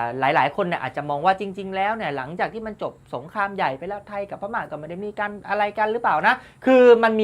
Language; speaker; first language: Thai; native; Thai